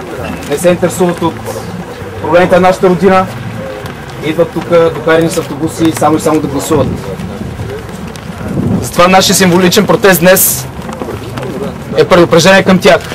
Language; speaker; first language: Bulgarian; native; Bulgarian